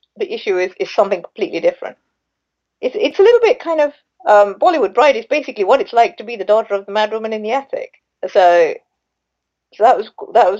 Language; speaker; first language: English; non-native, local second language; Sinhala